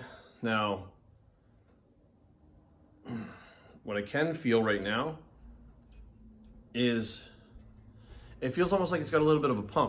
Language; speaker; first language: English; native; English